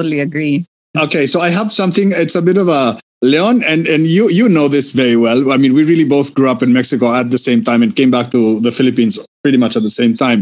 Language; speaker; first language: English; non-native, fluent; Spanish